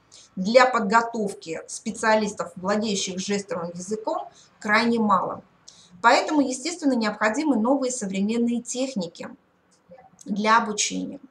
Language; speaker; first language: Russian; native; Russian